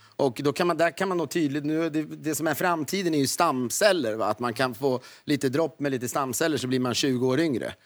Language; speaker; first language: Swedish; native; Swedish